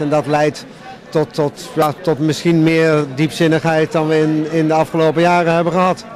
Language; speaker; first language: Dutch; native; Dutch